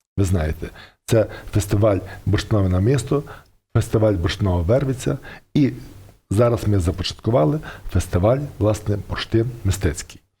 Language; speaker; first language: Ukrainian; native; Ukrainian